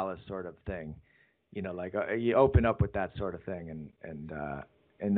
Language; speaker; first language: English; native; English